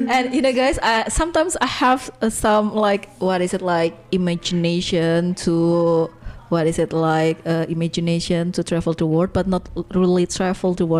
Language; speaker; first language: English; non-native, learner; Indonesian